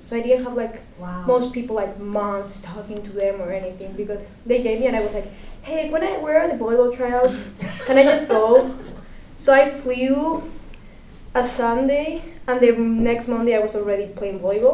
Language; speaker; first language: English; non-native, fluent; Spanish